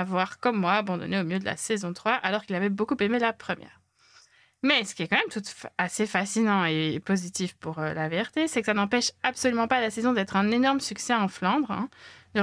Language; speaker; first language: French; native; French